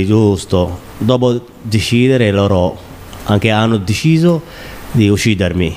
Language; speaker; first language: Italian; non-native, learner; Somali